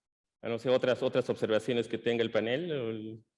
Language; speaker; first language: Spanish; native; Spanish